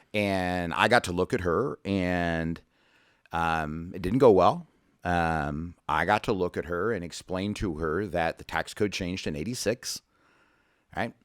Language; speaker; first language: English; native; English